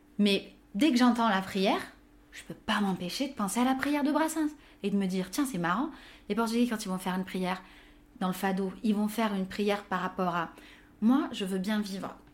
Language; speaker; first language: French; native; French